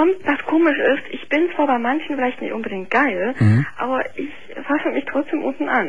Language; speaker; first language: German; native; German